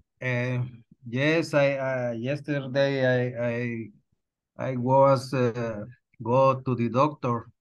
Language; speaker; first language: English; non-native, learner; Spanish